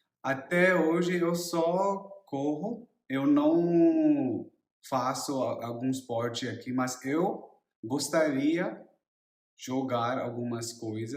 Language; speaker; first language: Portuguese; non-native, learner; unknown